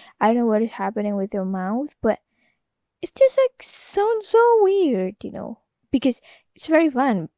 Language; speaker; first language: English; non-native, learner; Indonesian